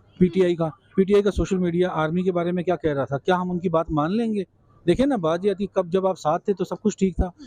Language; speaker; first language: Urdu; non-native, local second language; Kashmiri